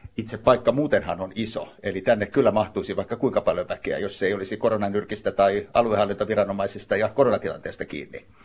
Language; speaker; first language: Finnish; native; Finnish